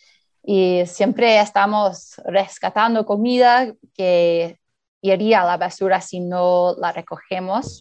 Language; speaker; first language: Spanish; early bilingual, heritage; Spanish